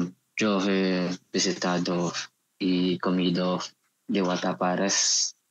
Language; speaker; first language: Spanish; non-native, learner; Filipino